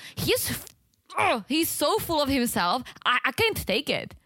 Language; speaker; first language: English; non-native, fluent; Czech